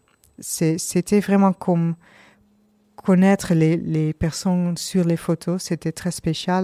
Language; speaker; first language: French; non-native, learner; Dutch